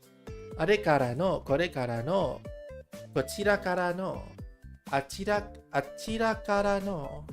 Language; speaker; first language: Japanese; non-native, learner; English